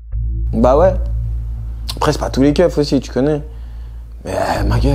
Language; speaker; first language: French; native; French